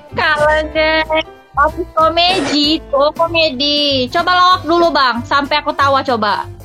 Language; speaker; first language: Indonesian; native; Indonesian